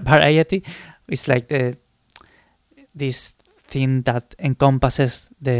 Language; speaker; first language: English; non-native, fluent; Spanish